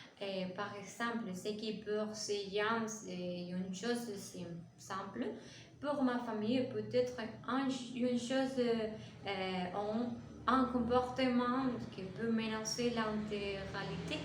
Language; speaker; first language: French; non-native, learner; Spanish